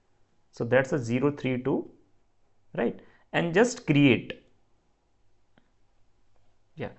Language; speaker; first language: English; non-native, local second language; Hindi